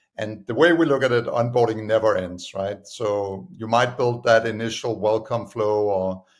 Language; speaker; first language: English; non-native, fluent; Danish